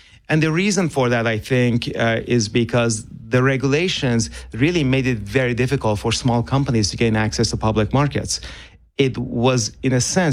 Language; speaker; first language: English; non-native, fluent; Persian